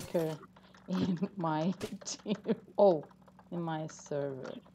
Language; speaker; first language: English; non-native, learner; Portuguese